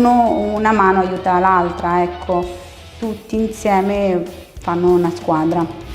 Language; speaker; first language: Italian; non-native, fluent; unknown